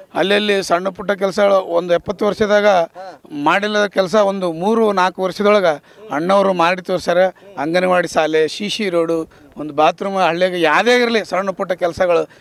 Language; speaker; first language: Kannada; native; Kannada